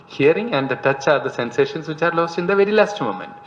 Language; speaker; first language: English; non-native, local second language; Malayalam